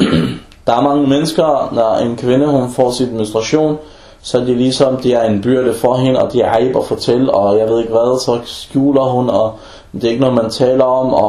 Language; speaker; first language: Danish; non-native, fluent; Arabic